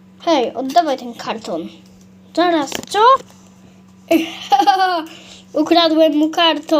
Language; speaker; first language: Polish; native; Polish